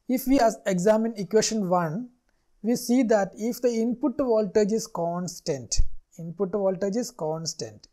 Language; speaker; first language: English; non-native, local second language; Malayalam